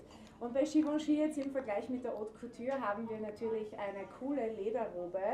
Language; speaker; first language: German; native; German